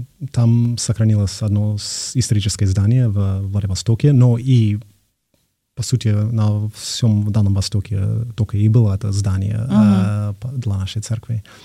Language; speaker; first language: Russian; non-native, fluent; English